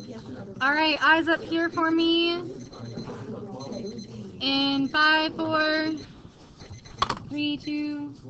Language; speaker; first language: English; native; English